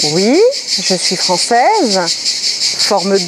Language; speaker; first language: French; native; French